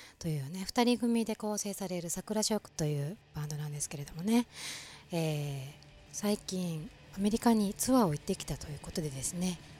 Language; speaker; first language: Japanese; native; Japanese